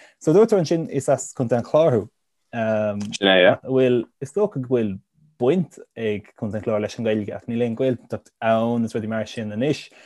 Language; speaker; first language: Irish; native; Irish